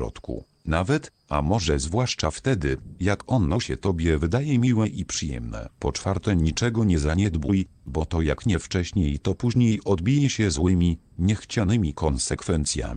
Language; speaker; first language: Polish; native; Polish